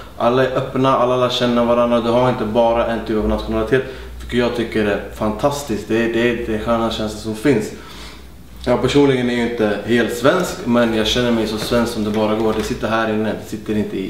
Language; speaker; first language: Swedish; early bilingual, other home language; Arabic